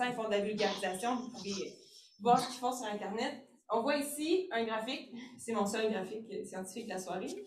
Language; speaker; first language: French; native; French